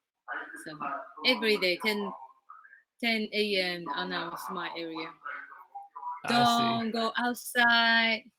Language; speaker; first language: English; non-native, learner; Japanese